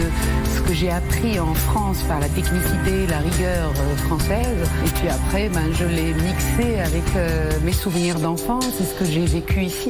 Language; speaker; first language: French; non-native, local second language; Arabic